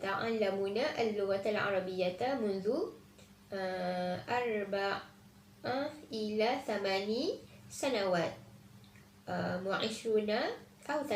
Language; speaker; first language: Arabic; non-native, learner; Malay